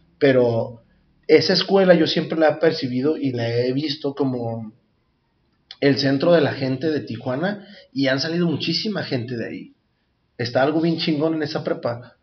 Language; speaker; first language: Spanish; native; Spanish